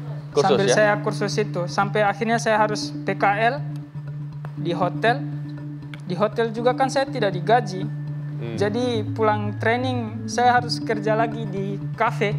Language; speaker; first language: Indonesian; non-native, local second language; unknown